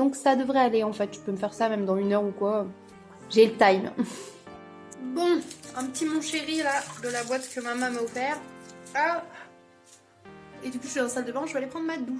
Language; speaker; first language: French; native; French